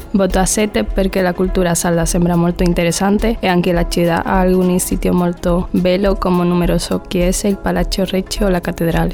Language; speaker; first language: Italian; non-native, learner; Spanish